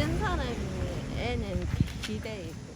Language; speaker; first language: Korean; non-native, learner; Vietnamese